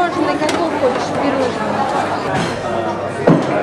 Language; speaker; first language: Russian; native; Russian